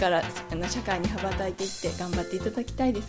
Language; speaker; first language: Japanese; native; Japanese